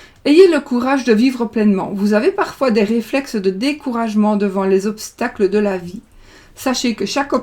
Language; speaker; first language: French; native; French